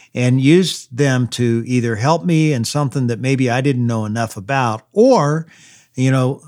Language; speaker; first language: English; native; English